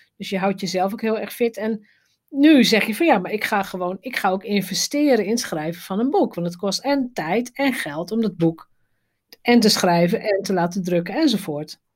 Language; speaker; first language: Dutch; native; Dutch